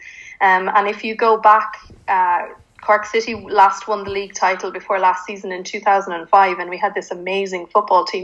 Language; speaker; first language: English; native; English